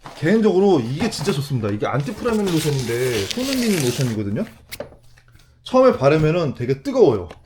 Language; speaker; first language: Korean; native; Korean